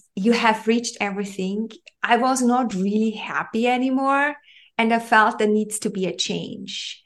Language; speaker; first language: English; non-native, fluent; German